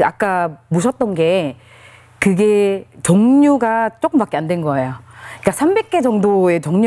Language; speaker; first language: Korean; non-native, fluent; Filipino